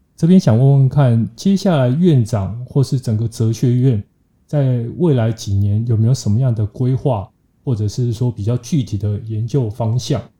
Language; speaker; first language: Chinese; native; Chinese